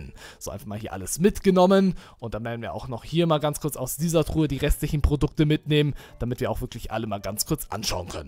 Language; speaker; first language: German; native; German